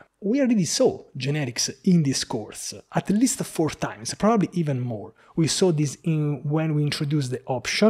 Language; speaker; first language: English; non-native, fluent; Italian